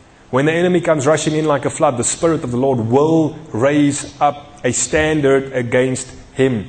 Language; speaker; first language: English; non-native, local second language; Afrikaans